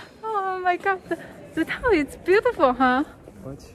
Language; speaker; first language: English; non-native, fluent; Chinese